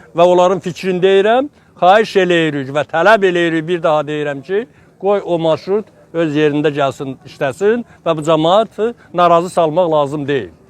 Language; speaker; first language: Azerbaijani; native; Azerbaijani